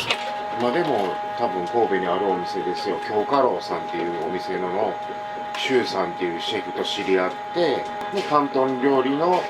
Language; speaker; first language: Japanese; native; Japanese